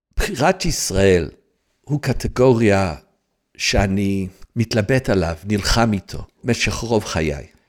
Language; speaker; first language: Hebrew; non-native, fluent; English